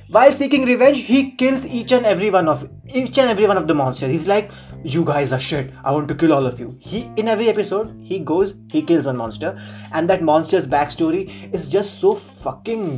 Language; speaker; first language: English; non-native, local second language; Hindi